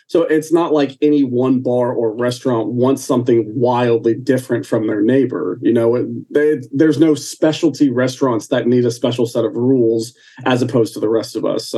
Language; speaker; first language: English; native; English